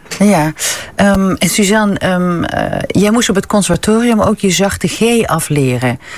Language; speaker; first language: Dutch; native; Dutch